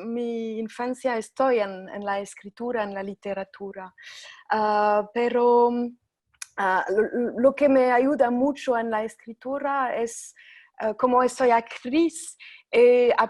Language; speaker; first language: Spanish; non-native, fluent; French